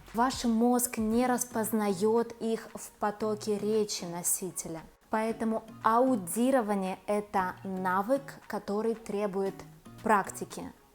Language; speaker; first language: Russian; native; Russian